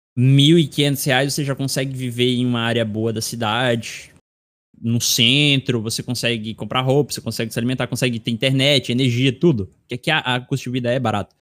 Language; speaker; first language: Portuguese; native; Portuguese